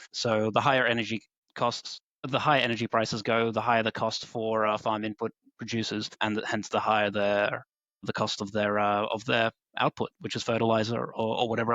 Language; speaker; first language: English; native; English